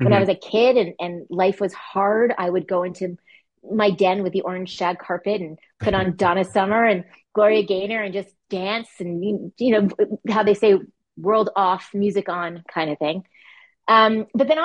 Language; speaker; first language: English; native; English